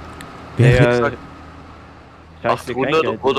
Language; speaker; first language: German; native; German